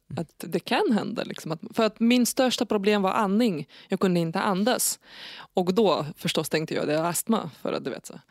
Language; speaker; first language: Swedish; non-native, fluent; Lithuanian